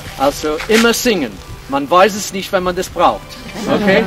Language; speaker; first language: German; non-native, fluent; English